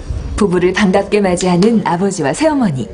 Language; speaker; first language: Korean; native; Korean